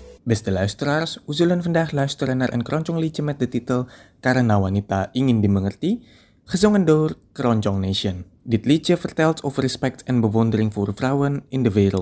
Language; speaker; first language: Dutch; non-native, fluent; Indonesian